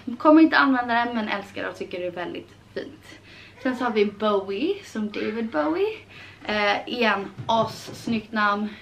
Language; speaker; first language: Swedish; early bilingual, heritage; Swedish